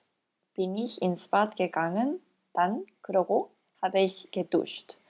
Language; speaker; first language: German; non-native, learner; Korean